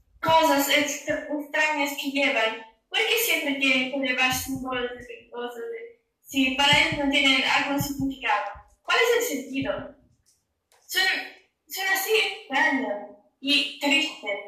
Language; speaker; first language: Spanish; non-native, learner; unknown